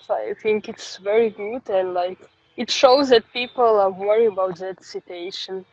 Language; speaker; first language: English; non-native, fluent; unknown